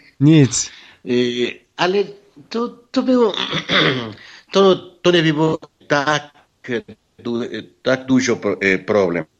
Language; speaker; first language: Polish; non-native, learner; Spanish